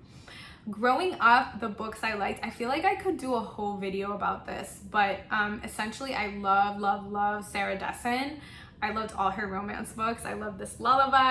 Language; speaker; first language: English; non-native, local second language; Spanish